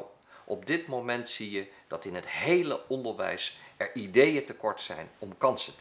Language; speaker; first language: Dutch; native; Dutch